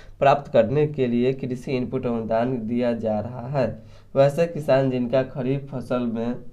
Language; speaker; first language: Hindi; native; Hindi